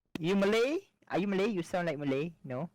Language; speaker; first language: English; non-native, learner; Thai